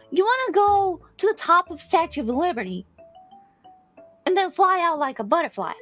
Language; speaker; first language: English; early bilingual, other home language; Japanese